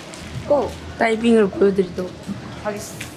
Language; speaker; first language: Korean; native; Korean